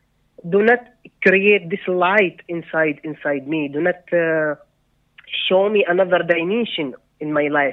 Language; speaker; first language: English; non-native, fluent; Arabic